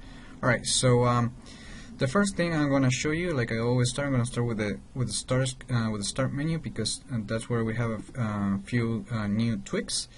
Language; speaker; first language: English; non-native, fluent; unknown